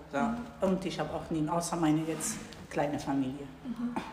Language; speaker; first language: German; non-native, learner; Arabic